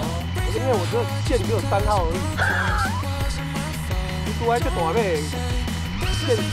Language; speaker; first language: Chinese; native; Chinese